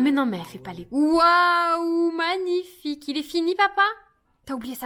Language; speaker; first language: French; native; French